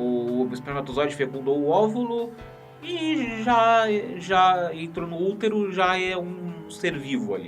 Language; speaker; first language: Portuguese; native; Portuguese